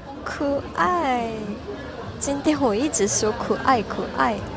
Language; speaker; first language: Chinese; non-native, learner; Japanese